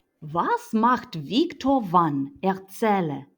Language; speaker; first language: German; non-native, fluent; Ukrainian